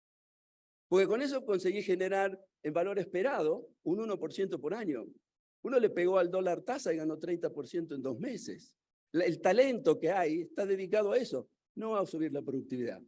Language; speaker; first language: Spanish; native; Spanish